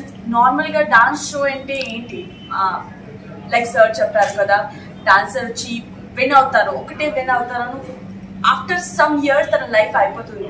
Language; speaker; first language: Telugu; non-native, fluent; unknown